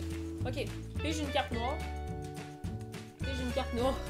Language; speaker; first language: French; native; French